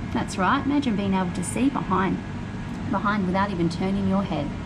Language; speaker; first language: English; native; English